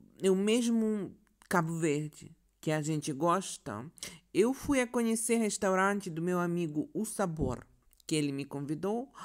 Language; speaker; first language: Portuguese; non-native, learner; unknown